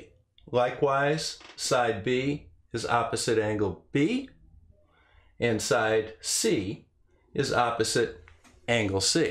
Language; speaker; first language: English; native; English